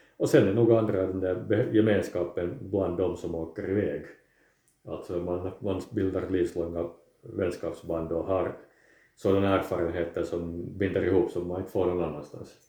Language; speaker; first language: Swedish; native; Swedish